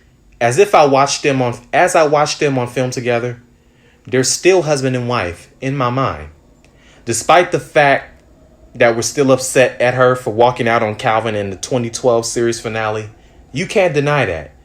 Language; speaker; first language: English; native; English